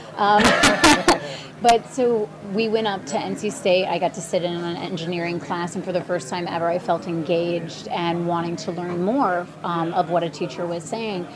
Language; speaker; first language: English; early bilingual, other home language; Ukrainian